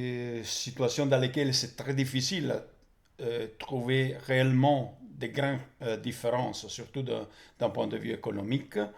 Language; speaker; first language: French; non-native, fluent; Italian